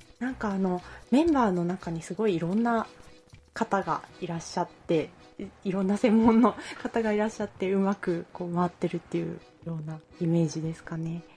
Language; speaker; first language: Japanese; native; Japanese